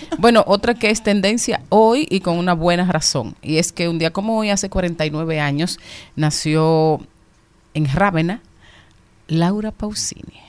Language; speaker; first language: Spanish; native; Spanish